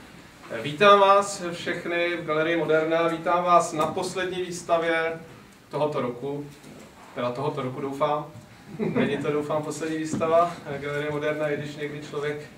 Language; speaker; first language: Czech; native; Czech